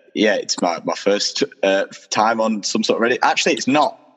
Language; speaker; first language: English; native; English